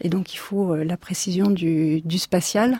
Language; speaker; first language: French; native; French